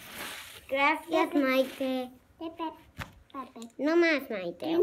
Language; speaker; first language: Spanish; early bilingual, heritage; English